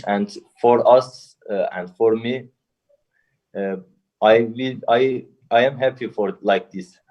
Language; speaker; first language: English; non-native, learner; Turkish